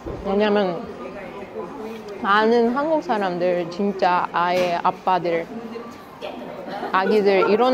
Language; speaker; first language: Korean; non-native, learner; Russian